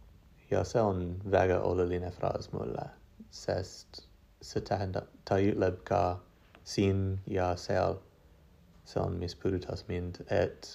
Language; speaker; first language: Estonian; non-native, learner; English